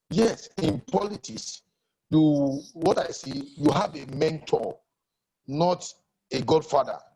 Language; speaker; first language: English; non-native, local second language; Yoruba